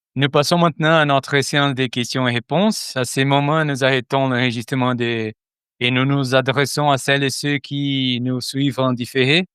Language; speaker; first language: French; non-native, fluent; Portuguese